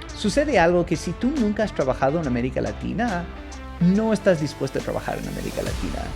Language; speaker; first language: Spanish; non-native, fluent; English